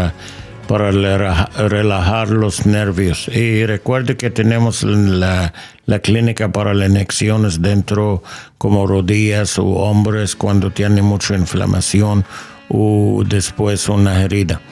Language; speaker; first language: Spanish; non-native, learner; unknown